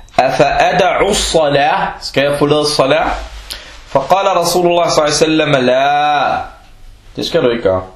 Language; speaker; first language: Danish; early bilingual, other home language; Arabic